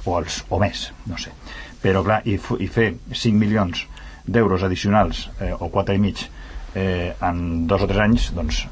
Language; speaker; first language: Catalan; native; Catalan